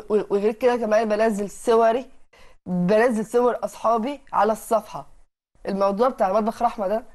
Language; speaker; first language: Arabic; native; Arabic